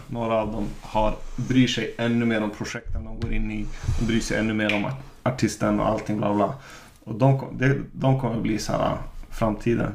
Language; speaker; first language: Swedish; native; Swedish